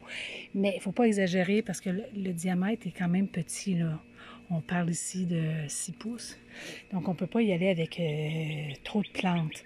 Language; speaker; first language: French; native; French